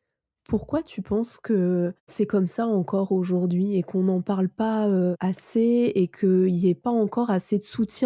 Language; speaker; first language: French; native; French